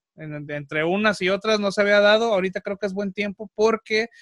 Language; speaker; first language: Spanish; native; Spanish